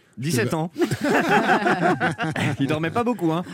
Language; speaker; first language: French; native; French